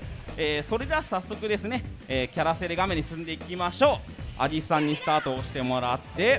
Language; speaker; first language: Japanese; native; Japanese